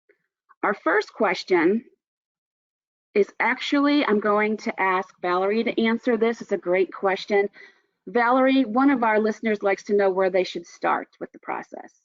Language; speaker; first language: English; native; English